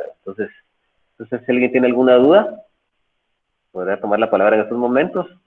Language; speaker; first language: Spanish; native; Spanish